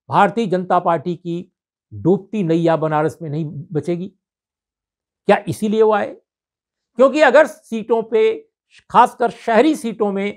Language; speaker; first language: Hindi; native; Hindi